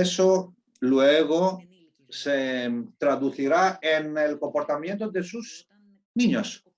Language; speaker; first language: Spanish; non-native, fluent; Greek